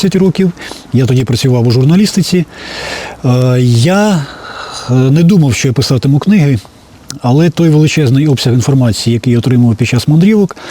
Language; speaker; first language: Ukrainian; native; Ukrainian